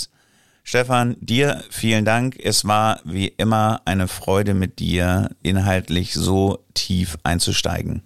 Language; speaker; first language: German; native; German